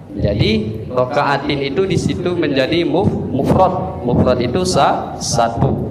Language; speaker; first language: Malay; non-native, local second language; Minangkabau